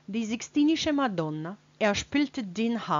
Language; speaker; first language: German; non-native, fluent; Russian